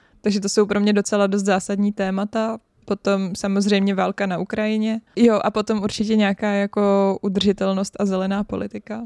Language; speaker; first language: Czech; native; Czech